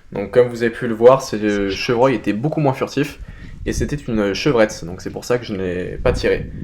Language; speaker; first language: French; native; French